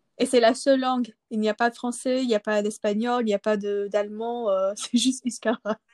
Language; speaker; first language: French; non-native, local second language; English